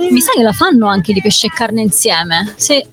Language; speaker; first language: Italian; native; Italian